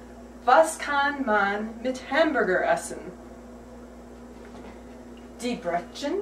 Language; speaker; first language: German; non-native, learner; English